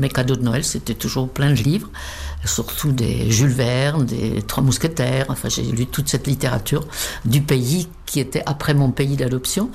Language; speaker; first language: French; non-native, fluent; Czech